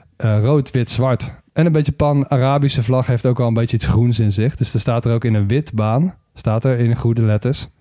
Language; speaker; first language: Dutch; native; Dutch